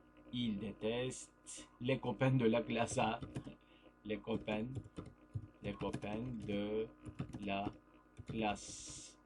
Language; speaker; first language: French; non-native, fluent; Turkish